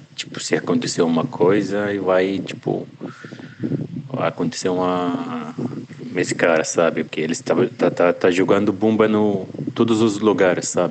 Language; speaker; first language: Portuguese; non-native, learner; Arabic